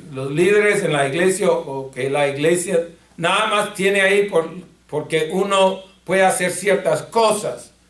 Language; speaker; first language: Spanish; non-native, fluent; English